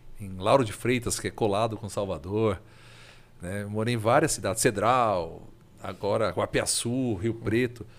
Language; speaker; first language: Portuguese; native; Portuguese